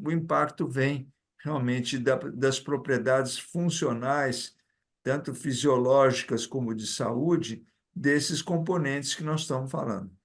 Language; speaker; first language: Portuguese; native; Portuguese